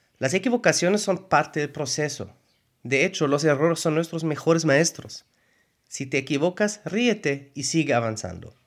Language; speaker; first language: Spanish; non-native, fluent; German